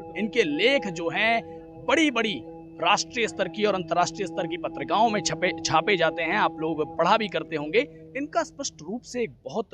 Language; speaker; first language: Hindi; native; Hindi